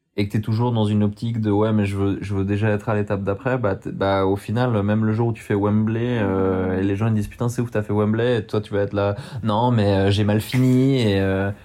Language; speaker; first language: French; native; French